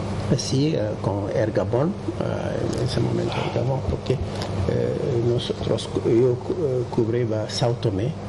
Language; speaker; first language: Spanish; non-native, fluent; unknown